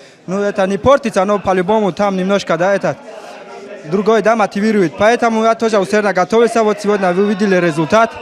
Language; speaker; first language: Russian; non-native, fluent; Tajik